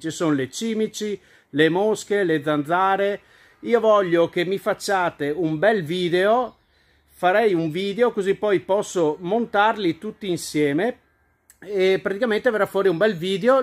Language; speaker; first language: Italian; native; Italian